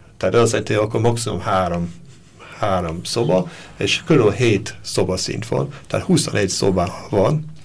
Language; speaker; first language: Hungarian; early bilingual, heritage; Hungarian